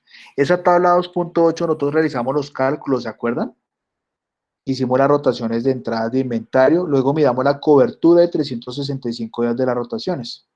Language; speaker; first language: Spanish; native; Spanish